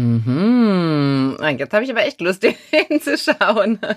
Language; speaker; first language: German; native; German